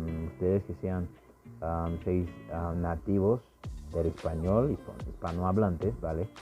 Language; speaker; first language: Spanish; non-native, fluent; Haitian Creole